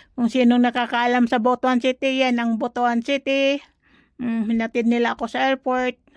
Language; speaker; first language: Filipino; non-native, local second language; Cebuano